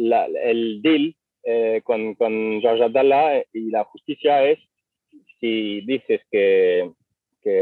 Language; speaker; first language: Spanish; non-native, fluent; French